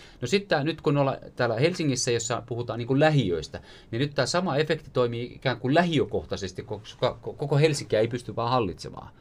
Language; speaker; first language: Finnish; native; Finnish